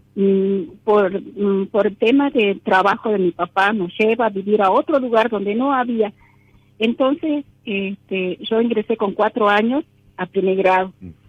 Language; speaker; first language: Spanish; native; Spanish